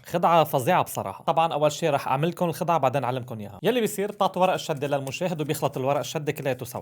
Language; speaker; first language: Arabic; native; Arabic